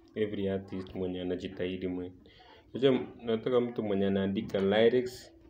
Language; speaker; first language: Swahili; non-native, local second language; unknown